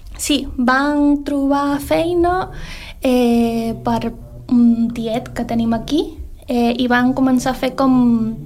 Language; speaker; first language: Catalan; early bilingual, other home language; Spanish